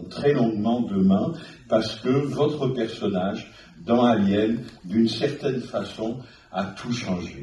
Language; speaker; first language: French; native; French